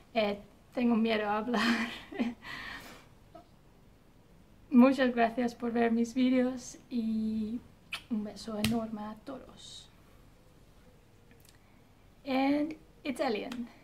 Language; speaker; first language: Spanish; non-native, fluent; Dutch